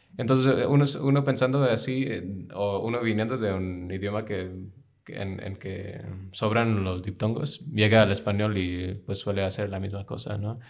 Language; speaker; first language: Spanish; non-native, fluent; English